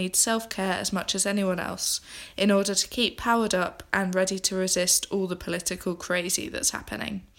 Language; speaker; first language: English; native; English